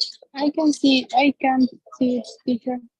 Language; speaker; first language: English; non-native, learner; Spanish